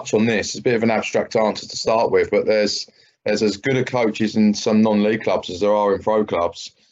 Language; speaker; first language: English; native; English